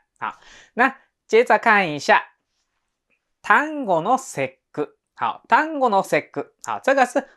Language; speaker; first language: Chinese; non-native, fluent; Japanese